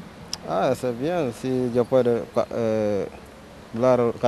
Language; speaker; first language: Spanish; non-native, learner; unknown